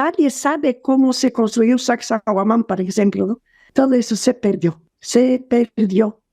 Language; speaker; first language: Spanish; non-native, fluent; Portuguese